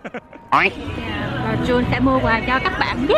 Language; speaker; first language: Vietnamese; non-native, fluent; Korean